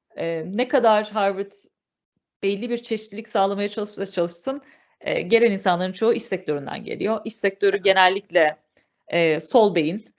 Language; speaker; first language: Turkish; native; Turkish